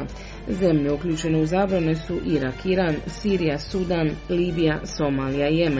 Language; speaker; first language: Croatian; native; Croatian